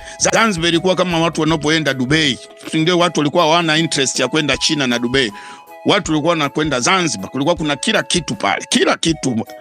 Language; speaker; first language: Swahili; native; Swahili